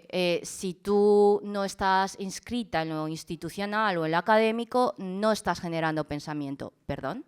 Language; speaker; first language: Spanish; early bilingual, other home language; Chinese